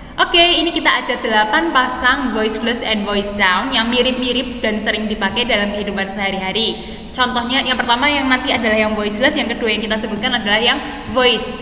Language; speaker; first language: Indonesian; native; Indonesian